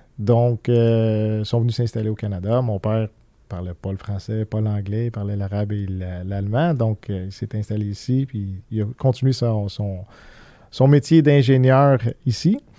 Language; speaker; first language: French; early bilingual, other home language; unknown